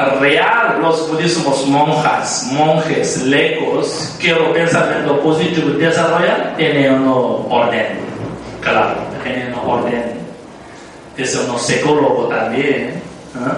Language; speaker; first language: Spanish; non-native, learner; Tibetan